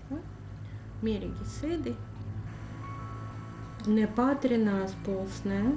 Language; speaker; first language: Latvian; non-native, local second language; Russian